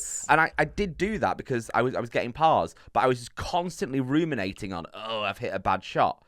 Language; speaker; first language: English; native; English